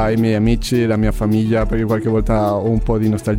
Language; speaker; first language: Italian; non-native, learner; Spanish